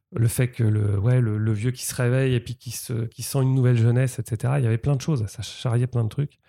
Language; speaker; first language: French; native; French